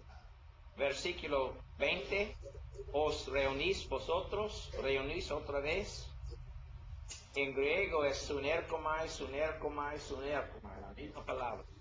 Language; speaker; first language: Spanish; non-native, learner; English